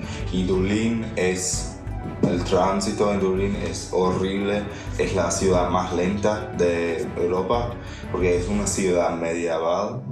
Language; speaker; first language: Spanish; non-native, fluent; English